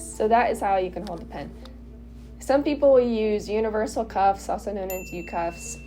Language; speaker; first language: English; native; English